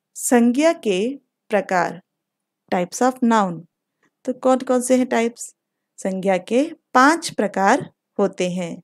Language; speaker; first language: Hindi; non-native, local second language; Telugu